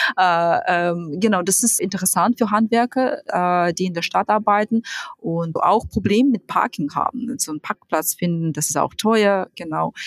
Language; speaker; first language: German; non-native, fluent; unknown